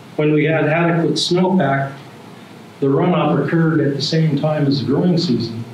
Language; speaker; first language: English; native; English